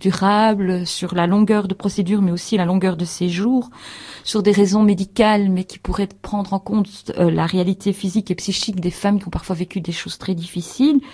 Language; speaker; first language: French; native; French